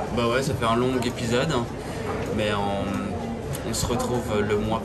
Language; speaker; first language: French; native; French